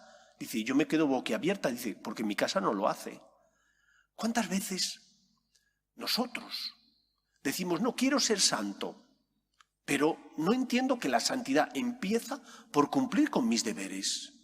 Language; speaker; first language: Spanish; native; Spanish